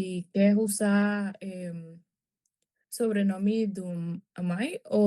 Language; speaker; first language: Portuguese; non-native, learner; Spanish